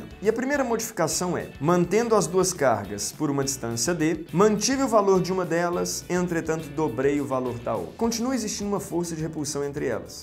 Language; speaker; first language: Portuguese; native; Portuguese